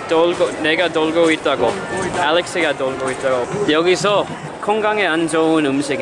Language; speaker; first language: Korean; non-native, learner; English